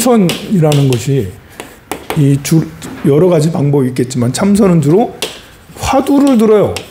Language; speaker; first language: Korean; native; Korean